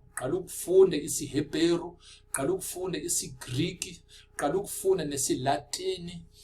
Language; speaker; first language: Zulu; non-native, local second language; Afrikaans